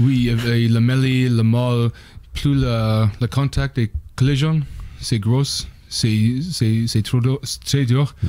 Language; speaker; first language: French; non-native, learner; English